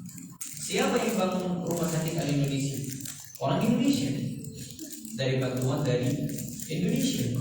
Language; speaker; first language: Indonesian; non-native, fluent; Arabic